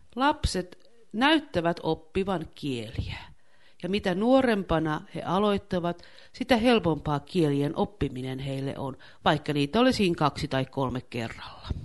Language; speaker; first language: Finnish; native; Finnish